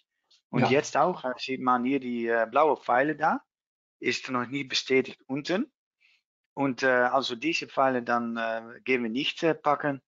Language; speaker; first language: German; non-native, learner; Dutch